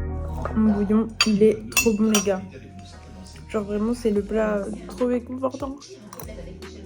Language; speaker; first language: French; native; French